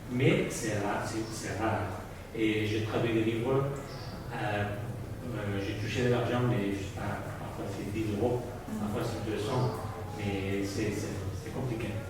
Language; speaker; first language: French; non-native, fluent; Spanish